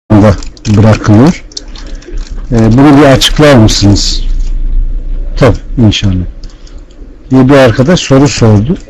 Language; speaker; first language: Turkish; native; Turkish